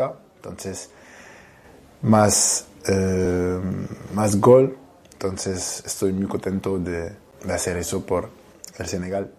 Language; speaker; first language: Spanish; non-native, fluent; French